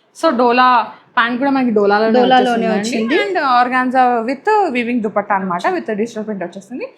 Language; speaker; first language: Telugu; native; Telugu